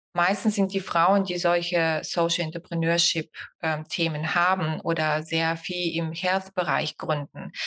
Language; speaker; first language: German; non-native, fluent; Bulgarian